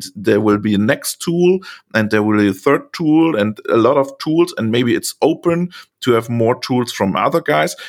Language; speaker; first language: English; non-native, fluent; German